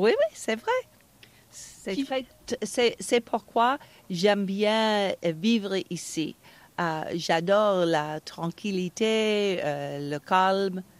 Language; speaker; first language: French; non-native, fluent; English